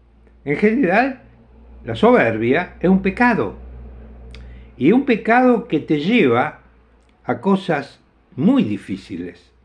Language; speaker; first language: Spanish; non-native, fluent; Italian